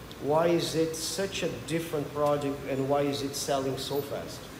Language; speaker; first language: English; non-native, fluent; Portuguese